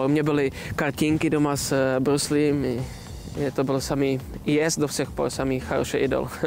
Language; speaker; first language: Russian; non-native, learner; Czech